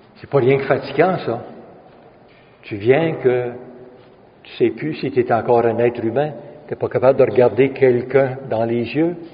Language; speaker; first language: French; native; French